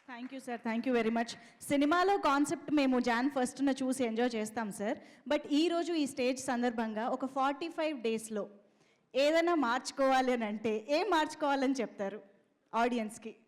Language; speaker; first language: Telugu; native; Telugu